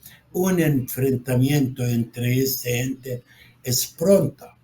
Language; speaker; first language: Spanish; non-native, fluent; Arabic